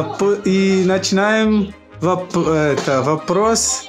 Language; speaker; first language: Russian; non-native, learner; Portuguese